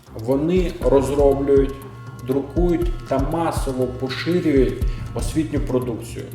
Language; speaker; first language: Ukrainian; native; Ukrainian